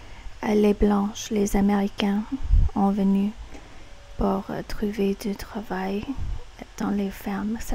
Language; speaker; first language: French; non-native, learner; English